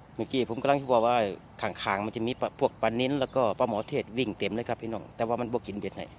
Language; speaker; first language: Thai; native; Thai